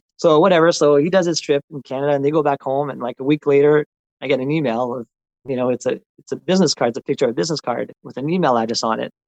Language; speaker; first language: English; non-native, local second language; French